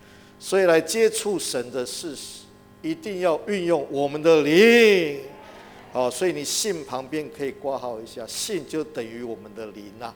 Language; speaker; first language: Chinese; native; Chinese